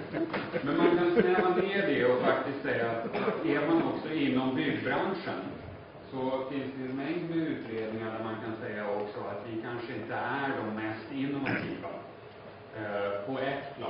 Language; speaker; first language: Swedish; native; Swedish